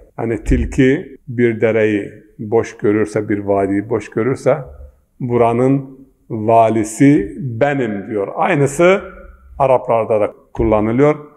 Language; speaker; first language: Turkish; non-native, local second language; Zaza